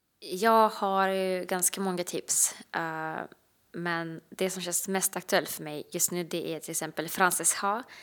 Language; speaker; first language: Swedish; non-native, fluent; Russian